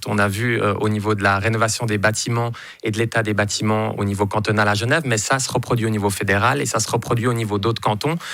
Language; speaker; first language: French; native; French